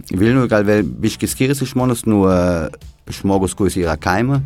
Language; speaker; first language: Lithuanian; non-native, fluent; German